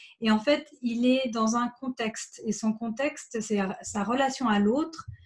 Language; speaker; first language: French; native; French